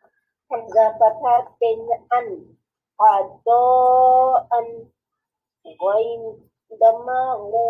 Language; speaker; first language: Arabic; non-native, learner; Bangla